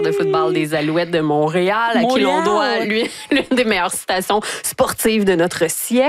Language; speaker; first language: French; native; French